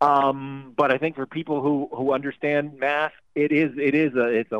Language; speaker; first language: English; native; English